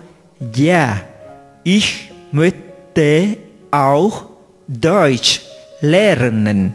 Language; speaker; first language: German; non-native, learner; Vietnamese